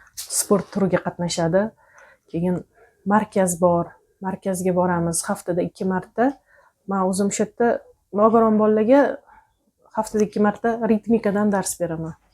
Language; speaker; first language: Uzbek; native; Uzbek